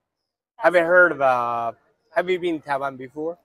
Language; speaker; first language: English; non-native, learner; Chinese